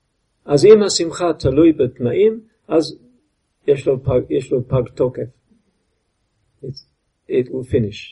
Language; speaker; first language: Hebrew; non-native, fluent; English